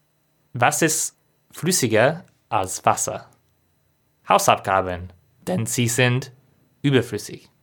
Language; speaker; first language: German; non-native, learner; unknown